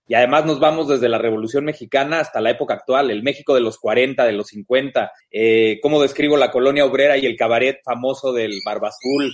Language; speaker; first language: Spanish; native; Spanish